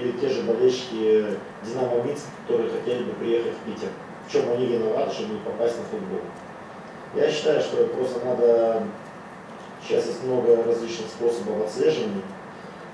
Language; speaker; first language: Russian; native; Russian